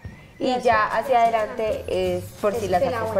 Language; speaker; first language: Spanish; native; Spanish